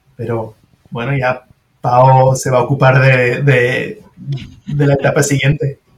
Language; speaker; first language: Spanish; non-native, fluent; French